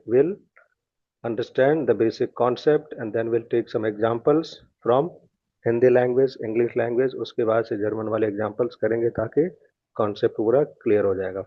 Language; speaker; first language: Hindi; native; Hindi